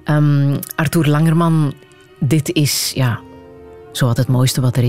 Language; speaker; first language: Dutch; native; Dutch